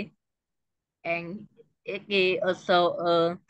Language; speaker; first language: English; non-native, learner; Vietnamese